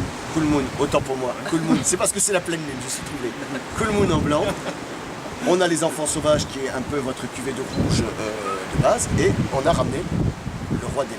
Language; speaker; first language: French; native; French